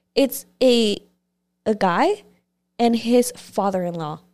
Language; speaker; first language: English; early bilingual, other home language; Spanish